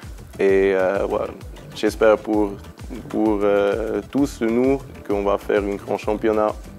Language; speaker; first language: French; non-native, learner; German